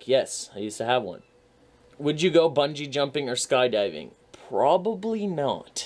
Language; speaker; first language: English; native; English